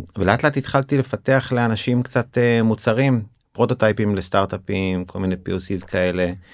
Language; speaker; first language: Hebrew; native; Hebrew